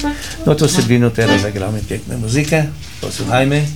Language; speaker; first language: Polish; early bilingual, heritage; Polish